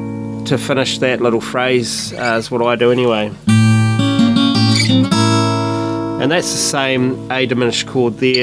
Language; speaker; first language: English; native; English